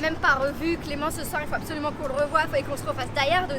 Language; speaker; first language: French; native; French